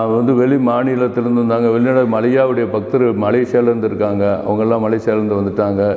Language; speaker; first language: Tamil; native; Tamil